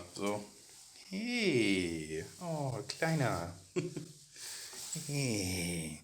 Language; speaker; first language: German; non-native, learner; English